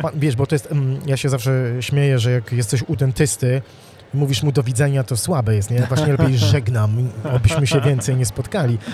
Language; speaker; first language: Polish; native; Polish